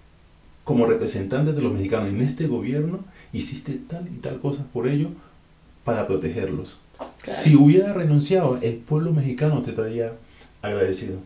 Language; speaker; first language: Spanish; native; Spanish